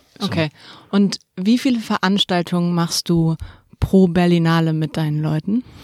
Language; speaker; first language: German; native; German